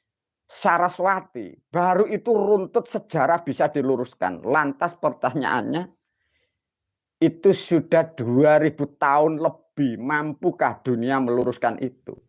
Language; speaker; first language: Indonesian; non-native, local second language; Javanese